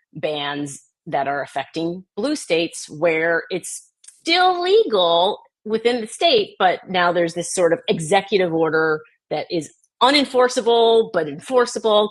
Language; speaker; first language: English; native; English